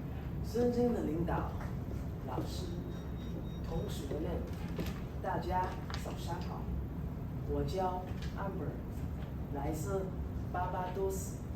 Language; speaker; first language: Chinese; non-native, learner; English